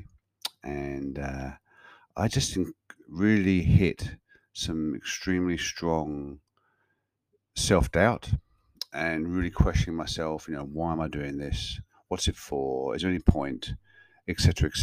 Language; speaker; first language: English; native; English